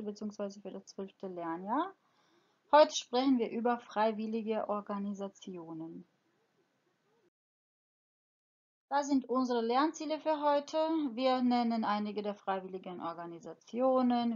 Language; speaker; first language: German; non-native, fluent; Croatian